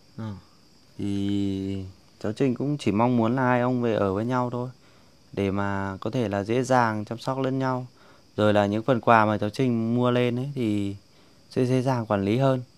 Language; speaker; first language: Vietnamese; non-native, local second language; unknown